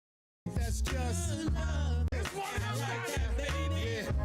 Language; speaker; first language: English; native; English